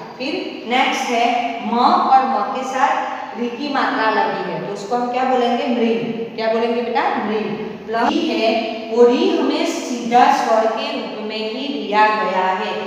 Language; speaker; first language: Hindi; non-native, local second language; Gujarati